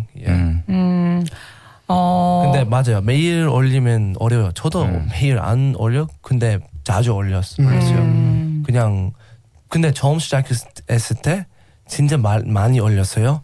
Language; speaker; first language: Korean; non-native, learner; English